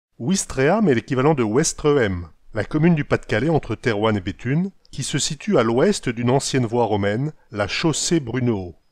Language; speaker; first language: French; native; French